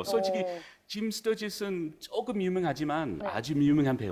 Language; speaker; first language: Korean; non-native, fluent; English